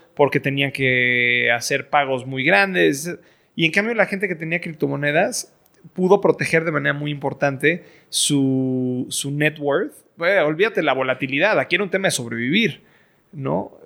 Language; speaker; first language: Spanish; native; Spanish